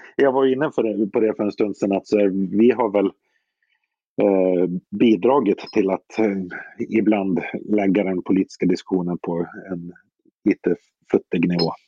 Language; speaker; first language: Swedish; native; Swedish